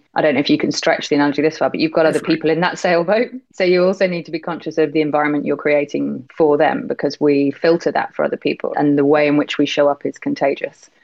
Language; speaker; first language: English; native; English